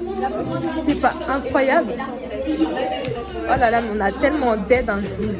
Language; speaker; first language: French; native; French